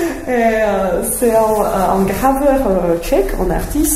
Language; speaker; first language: French; non-native, fluent; Czech